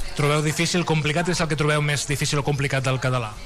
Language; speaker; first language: Catalan; native; Catalan